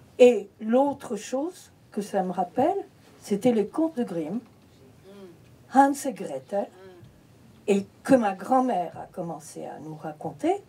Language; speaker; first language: French; early bilingual, heritage; French